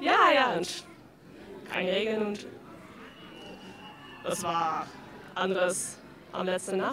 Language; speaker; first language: German; non-native, learner; Dutch